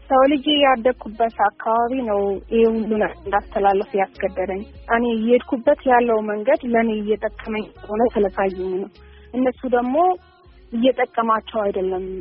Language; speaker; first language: Amharic; non-native, local second language; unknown